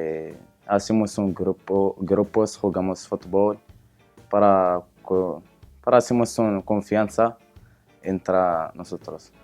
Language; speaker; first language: Spanish; non-native, learner; Arabic